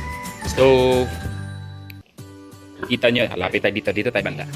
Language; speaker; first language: Filipino; native; Filipino